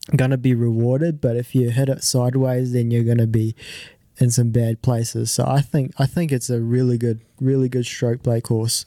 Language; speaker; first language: English; native; English